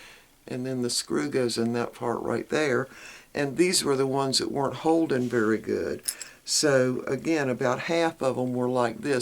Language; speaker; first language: English; native; English